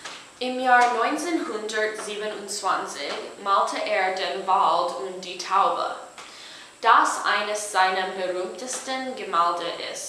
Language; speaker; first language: German; non-native, learner; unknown